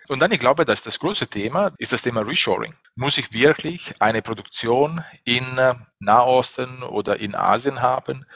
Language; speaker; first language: German; non-native, fluent; Italian